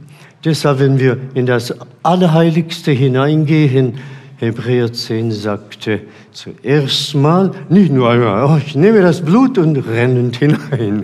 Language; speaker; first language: German; non-native, fluent; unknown